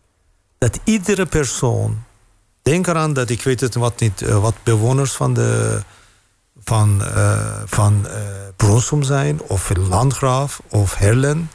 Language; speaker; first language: Dutch; non-native, fluent; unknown